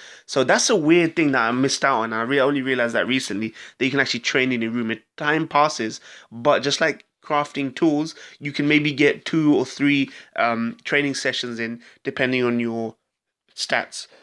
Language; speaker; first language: English; native; English